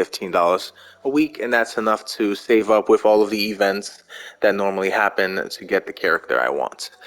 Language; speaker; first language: English; native; English